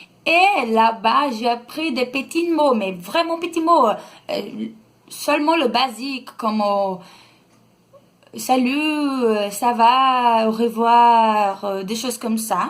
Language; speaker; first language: French; non-native, learner; Portuguese